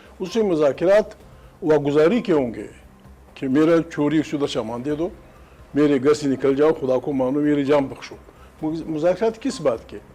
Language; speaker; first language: Urdu; non-native, local second language; Pashto